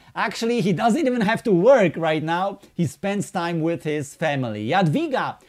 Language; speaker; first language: English; non-native, fluent; Polish